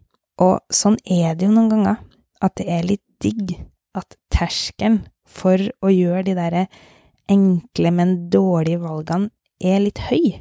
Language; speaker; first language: Norwegian; native; Norwegian